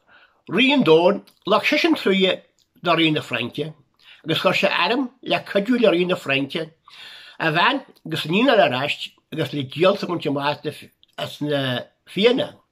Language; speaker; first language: Irish; native; Irish